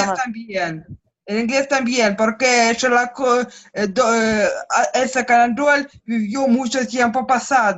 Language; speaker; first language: Spanish; non-native, learner; Russian